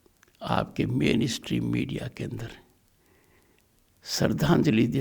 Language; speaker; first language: Hindi; native; Hindi